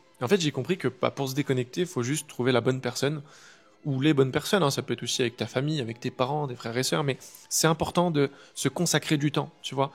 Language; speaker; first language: French; native; French